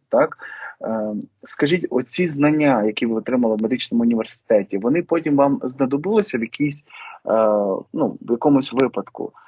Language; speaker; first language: Ukrainian; native; Ukrainian